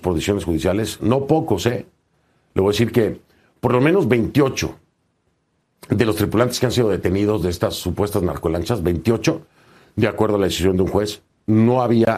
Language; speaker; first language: Spanish; native; Spanish